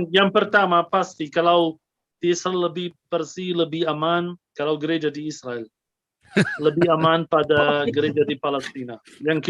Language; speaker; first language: Indonesian; non-native, fluent; Arabic